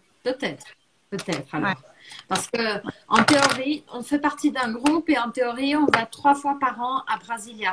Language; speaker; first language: French; non-native, fluent; Portuguese